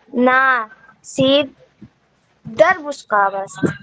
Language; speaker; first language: Persian; non-native, learner; Urdu